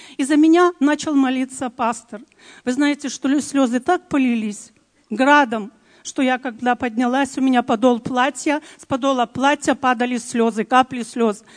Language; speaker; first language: Russian; native; Russian